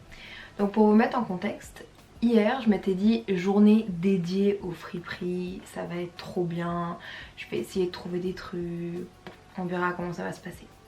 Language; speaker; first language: French; native; French